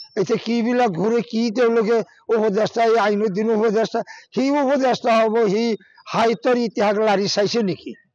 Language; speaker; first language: Assamese; non-native, local second language; Bangla